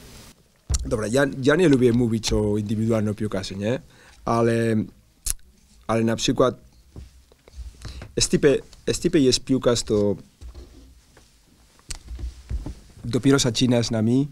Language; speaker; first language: Polish; non-native, learner; Spanish